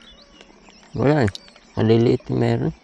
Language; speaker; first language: Filipino; native; Filipino